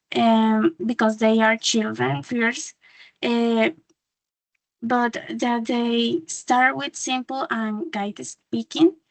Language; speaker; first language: English; non-native, learner; Spanish